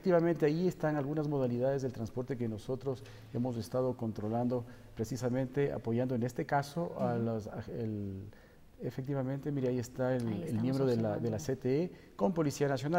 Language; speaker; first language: Spanish; native; Spanish